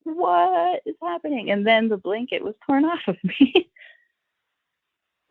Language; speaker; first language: English; native; English